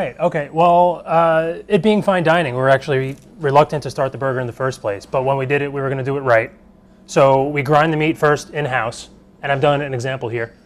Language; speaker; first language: English; native; English